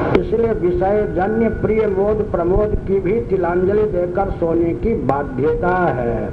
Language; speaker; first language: Hindi; non-native, local second language; Maithili